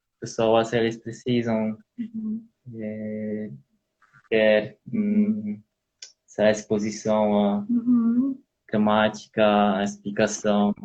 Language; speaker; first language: Portuguese; non-native, learner; Polish